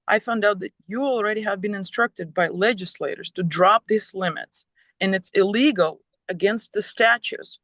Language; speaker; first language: English; non-native, fluent; Ukrainian